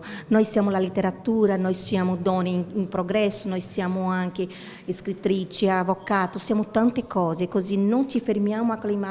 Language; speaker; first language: Italian; non-native, fluent; Portuguese